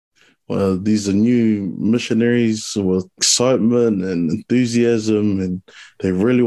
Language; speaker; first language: English; native; English